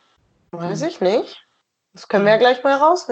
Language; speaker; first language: German; native; German